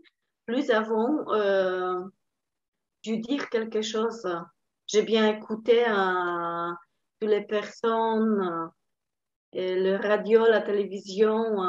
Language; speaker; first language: French; non-native, learner; Polish